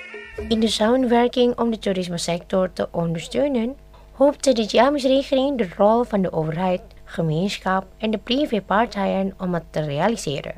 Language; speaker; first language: Dutch; non-native, fluent; Indonesian